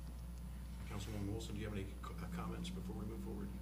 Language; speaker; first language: English; native; English